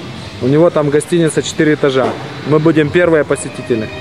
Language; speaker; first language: Russian; native; Russian